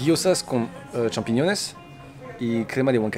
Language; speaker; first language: Spanish; non-native, fluent; French